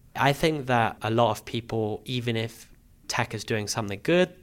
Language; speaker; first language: English; native; English